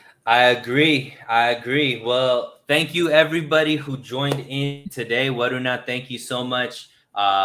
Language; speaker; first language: English; native; English